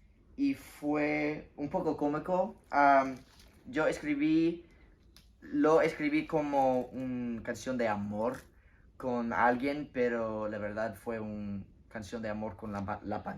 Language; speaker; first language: Spanish; non-native, learner; English